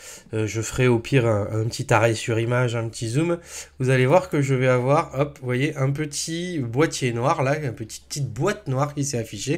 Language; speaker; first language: French; native; French